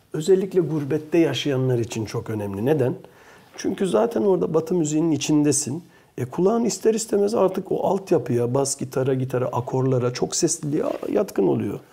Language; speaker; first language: Turkish; early bilingual, heritage; Turkish